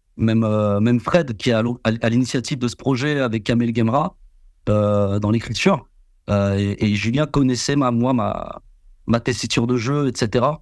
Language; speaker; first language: French; early bilingual, other home language; Vietnamese